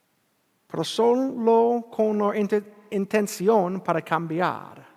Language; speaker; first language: Spanish; non-native, learner; English